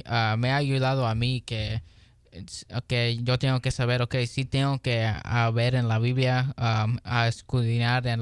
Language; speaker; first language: Spanish; early bilingual, heritage; Spanish